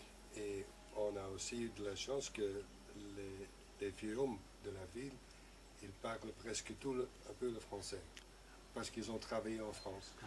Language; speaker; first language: French; non-native, local second language; Dutch